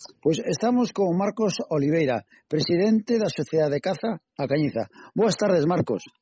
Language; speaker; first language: Galician; native; Galician